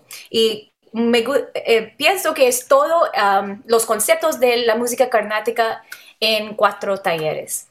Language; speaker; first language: Spanish; non-native, learner; English